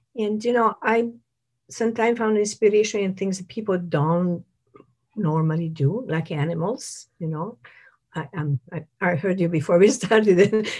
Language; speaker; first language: English; non-native, fluent; Italian